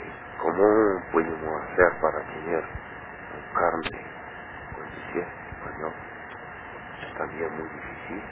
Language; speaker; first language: Spanish; non-native, learner; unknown